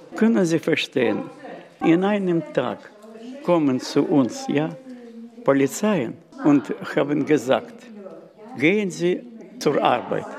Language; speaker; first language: German; non-native, learner; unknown